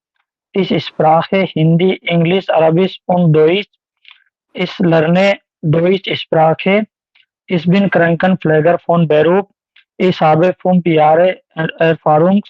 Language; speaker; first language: German; non-native, learner; Hindi